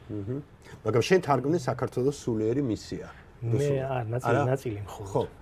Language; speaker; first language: Georgian; native; Georgian